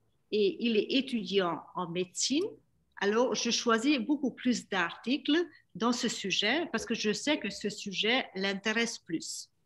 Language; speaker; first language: French; non-native, fluent; Hungarian